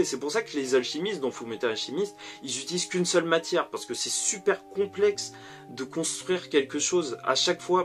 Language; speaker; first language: French; native; French